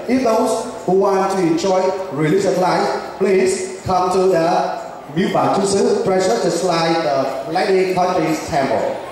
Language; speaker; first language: English; non-native, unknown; Vietnamese